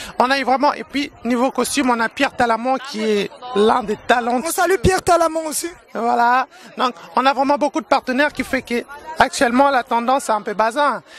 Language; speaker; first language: French; early bilingual, other home language; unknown